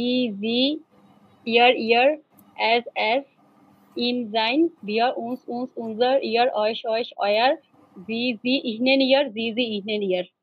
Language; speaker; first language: German; non-native, learner; Bangla